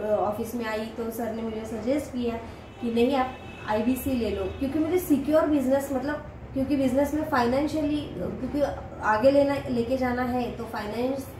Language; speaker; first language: Hindi; non-native, local second language; Marathi